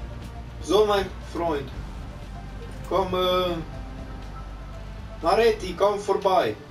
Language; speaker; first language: German; non-native, learner; Romanian